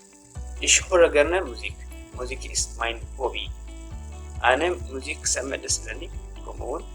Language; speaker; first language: German; non-native, learner; Tigrinya